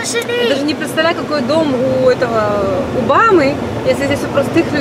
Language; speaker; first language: Russian; native; Russian